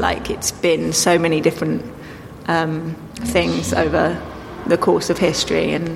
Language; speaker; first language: English; native; English